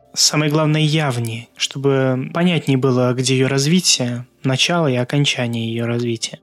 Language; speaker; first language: Russian; non-native, local second language; Azerbaijani